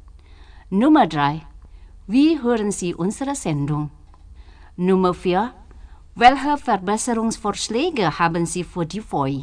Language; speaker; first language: German; non-native, learner; Indonesian